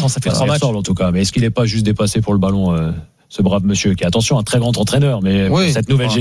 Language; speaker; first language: French; native; French